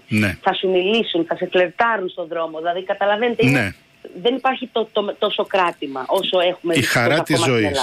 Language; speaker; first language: Greek; early bilingual, other home language; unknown